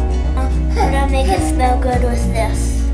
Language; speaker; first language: English; native; English